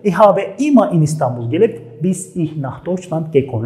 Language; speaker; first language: German; non-native, fluent; Turkish